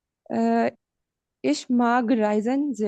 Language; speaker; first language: German; non-native, learner; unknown